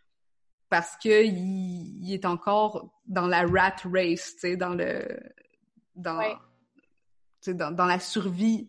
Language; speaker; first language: French; native; French